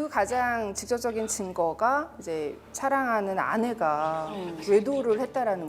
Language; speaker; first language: Korean; native; Korean